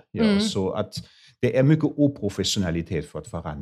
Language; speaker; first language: Swedish; non-native, fluent; German